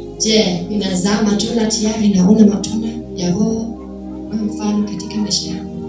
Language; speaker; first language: Swahili; non-native, fluent; German